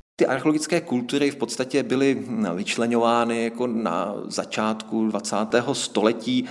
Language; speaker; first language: Czech; native; Czech